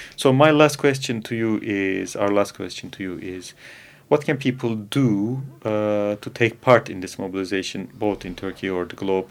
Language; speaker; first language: English; non-native, fluent; Turkish